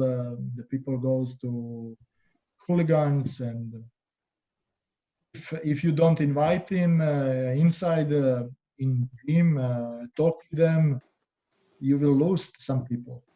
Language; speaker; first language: English; non-native, learner; Croatian